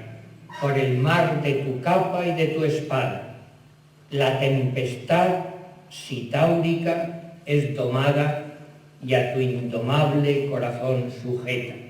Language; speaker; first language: Spanish; native; Spanish